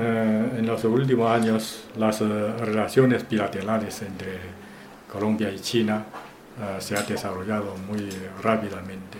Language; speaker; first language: Spanish; non-native, fluent; Chinese